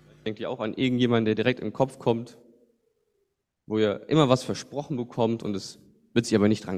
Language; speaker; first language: German; native; German